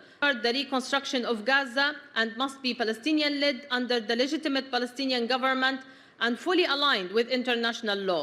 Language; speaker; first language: English; non-native, fluent; Arabic